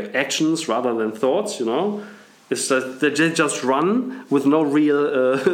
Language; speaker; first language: English; non-native, fluent; German